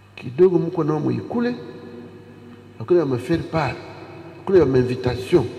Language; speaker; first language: Swahili; native; Swahili